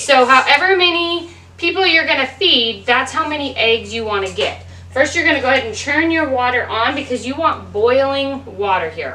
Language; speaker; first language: English; native; English